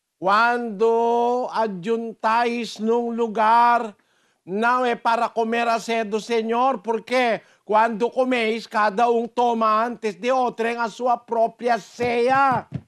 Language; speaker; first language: Portuguese; non-native, fluent; Filipino